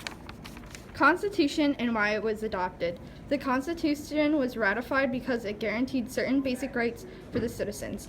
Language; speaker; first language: English; native; English